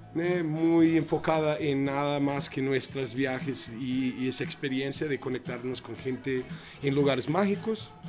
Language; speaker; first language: Spanish; non-native, fluent; English